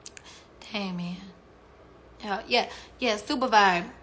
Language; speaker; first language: English; native; English